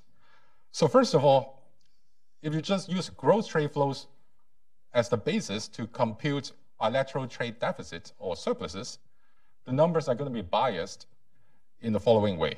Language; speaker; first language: English; non-native, local second language; Cantonese